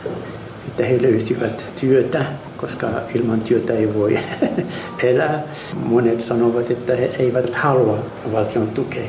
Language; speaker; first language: Finnish; non-native, fluent; Arabic